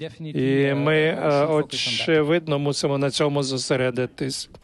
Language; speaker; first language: Ukrainian; non-native, fluent; French